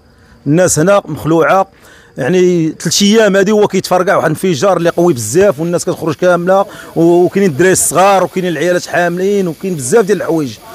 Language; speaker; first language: Arabic; native; Arabic